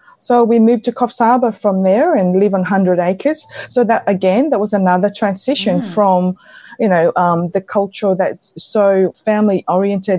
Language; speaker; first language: English; non-native, fluent; Samoan